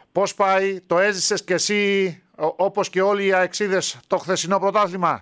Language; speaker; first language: Greek; native; Greek